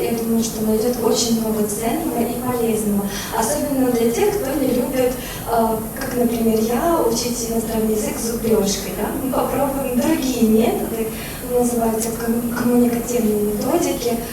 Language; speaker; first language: Russian; native; Russian